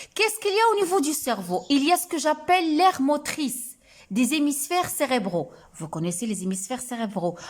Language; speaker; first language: French; non-native, local second language; Arabic